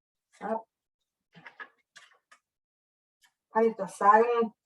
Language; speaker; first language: German; non-native, learner; Dutch